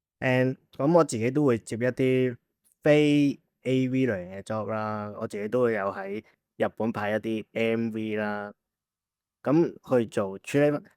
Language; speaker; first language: Cantonese; native; Cantonese